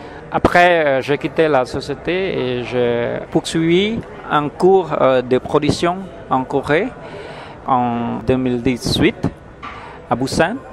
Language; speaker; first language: French; non-native, fluent; Khmer